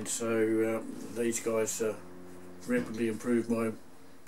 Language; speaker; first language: English; native; English